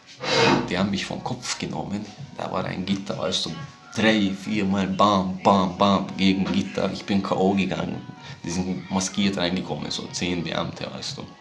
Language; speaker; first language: German; non-native, fluent; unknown